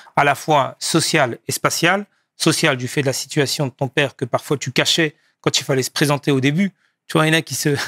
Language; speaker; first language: French; native; French